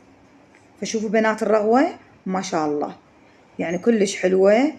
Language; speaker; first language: Arabic; native; Arabic